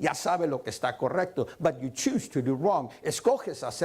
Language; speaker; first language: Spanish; early bilingual, heritage; Spanish